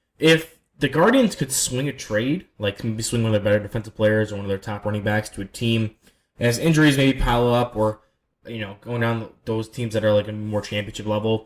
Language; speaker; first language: English; native; English